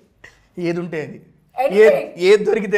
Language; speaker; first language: Telugu; native; Telugu